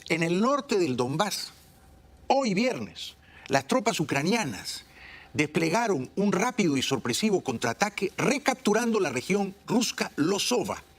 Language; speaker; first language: Spanish; native; Spanish